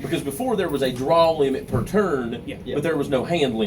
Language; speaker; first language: English; native; English